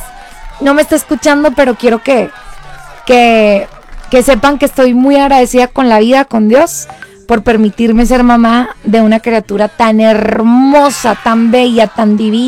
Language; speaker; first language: Spanish; native; Spanish